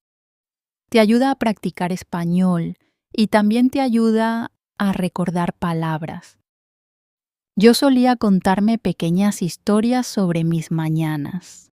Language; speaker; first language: Spanish; non-native, fluent; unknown